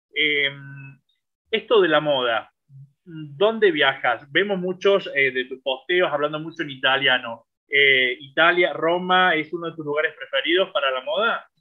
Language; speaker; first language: Spanish; native; Spanish